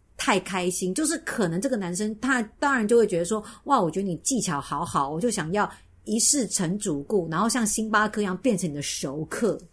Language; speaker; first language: Chinese; native; Chinese